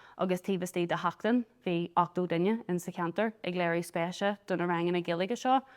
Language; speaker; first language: Irish; native; Irish